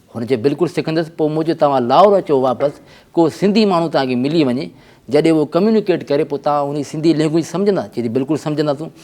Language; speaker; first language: Sindhi; native; Sindhi